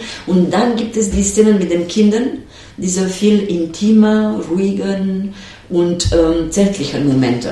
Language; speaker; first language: German; non-native, fluent; Romanian